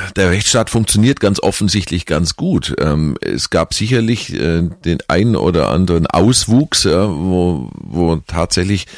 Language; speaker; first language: German; native; German